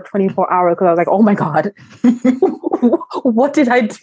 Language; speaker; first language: English; non-native, local second language; Yoruba